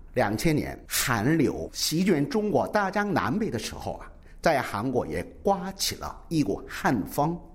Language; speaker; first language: Chinese; non-native, fluent; Korean